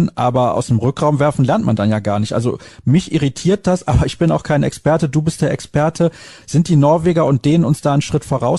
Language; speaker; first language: German; native; German